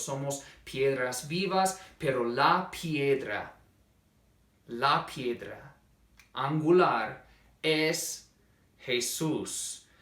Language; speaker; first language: Spanish; non-native, fluent; English